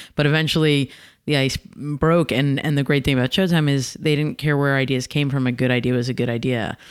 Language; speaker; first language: English; native; English